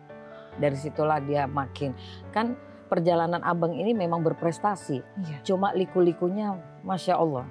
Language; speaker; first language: Indonesian; early bilingual, other home language; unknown